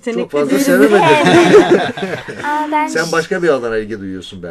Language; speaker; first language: Turkish; native; Turkish